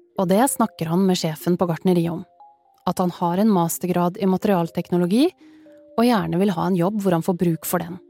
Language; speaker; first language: Norwegian; native; Norwegian